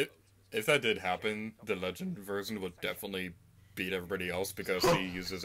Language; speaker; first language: English; native; English